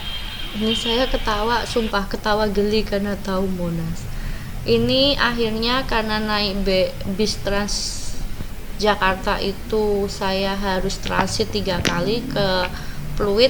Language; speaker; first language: Indonesian; non-native, local second language; Javanese